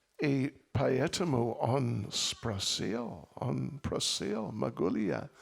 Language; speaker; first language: Russian; non-native, learner; English